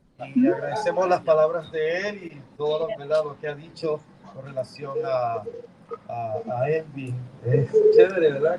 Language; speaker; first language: Spanish; native; Spanish